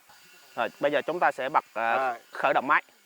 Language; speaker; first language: Vietnamese; native; Vietnamese